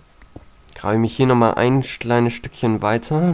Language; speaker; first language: German; native; German